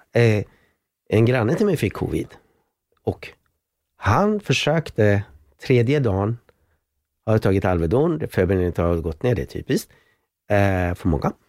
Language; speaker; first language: Swedish; non-native, fluent; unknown